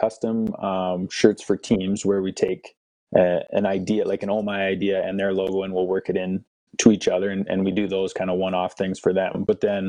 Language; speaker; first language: English; native; English